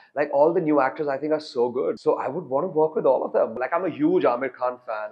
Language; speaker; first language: English; non-native, local second language; Hindi